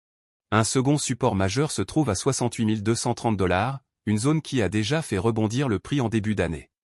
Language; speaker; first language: French; native; French